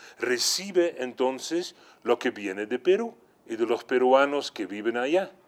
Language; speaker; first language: Spanish; non-native, fluent; Dutch